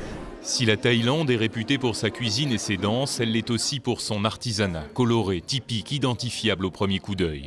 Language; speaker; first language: French; native; French